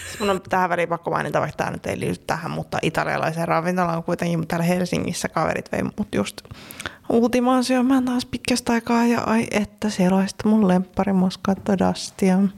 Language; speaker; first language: Finnish; native; Finnish